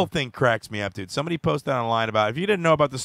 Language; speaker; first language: English; native; English